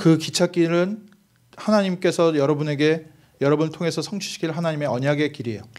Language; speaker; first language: Korean; native; Korean